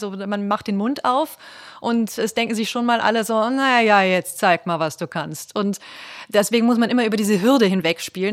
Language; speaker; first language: German; native; German